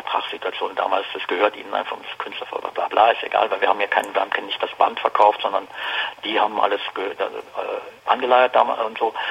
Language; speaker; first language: German; native; German